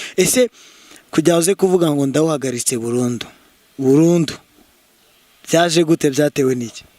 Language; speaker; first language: Kinyarwanda; native; Kinyarwanda